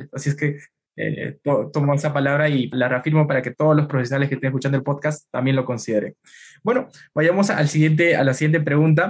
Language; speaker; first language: Spanish; native; Spanish